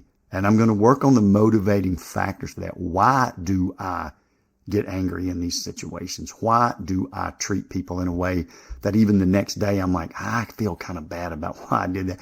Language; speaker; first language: English; native; English